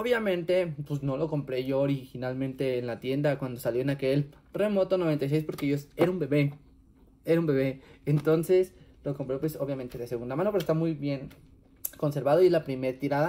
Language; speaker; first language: Spanish; native; Spanish